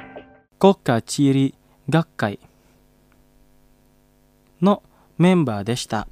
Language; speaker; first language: Japanese; non-native, fluent; Indonesian